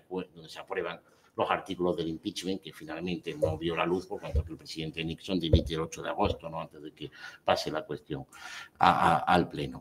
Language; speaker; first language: Spanish; native; Spanish